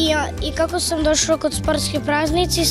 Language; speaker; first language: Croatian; early bilingual, heritage; Croatian